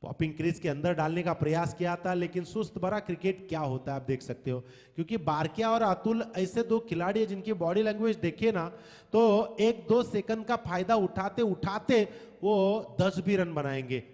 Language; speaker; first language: Hindi; non-native, local second language; Marathi